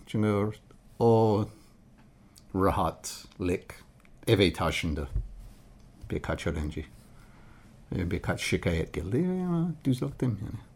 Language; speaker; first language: Turkish; non-native, learner; English